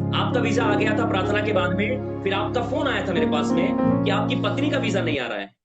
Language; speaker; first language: Hindi; native; Hindi